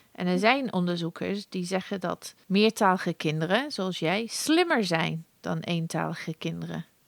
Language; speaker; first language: Dutch; non-native, fluent; English